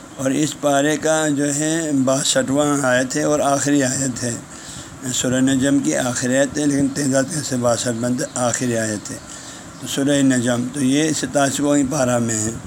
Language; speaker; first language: Urdu; non-native, local second language; Balti